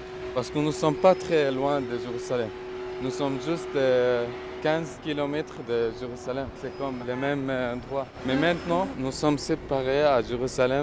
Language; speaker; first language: French; non-native, fluent; Arabic